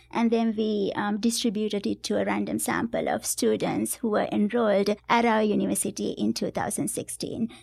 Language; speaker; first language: English; non-native, local second language; Sinhala